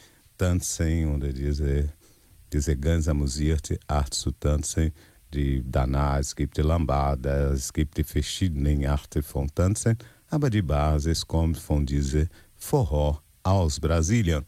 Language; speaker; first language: German; non-native, learner; Portuguese